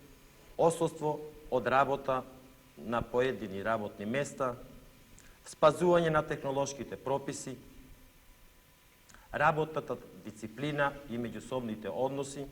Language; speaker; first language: Macedonian; native; Macedonian